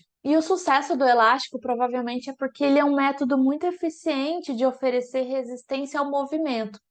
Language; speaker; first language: Portuguese; native; Portuguese